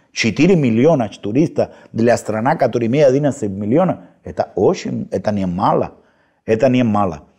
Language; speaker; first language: Russian; non-native, fluent; Spanish